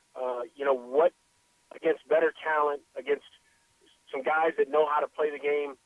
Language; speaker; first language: English; native; English